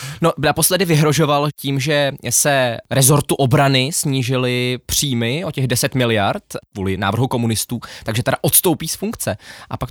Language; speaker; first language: Czech; native; Czech